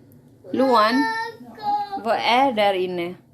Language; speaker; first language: Swedish; non-native, learner; Filipino